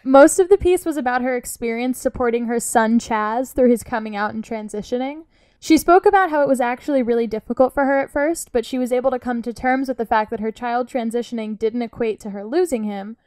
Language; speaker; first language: English; native; English